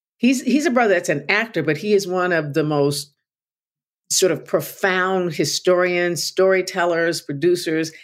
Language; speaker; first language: English; native; English